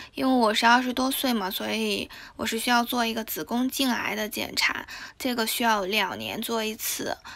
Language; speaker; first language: Chinese; native; Chinese